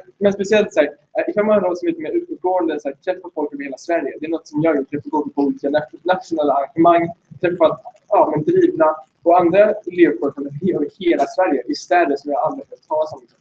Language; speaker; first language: Swedish; native; Swedish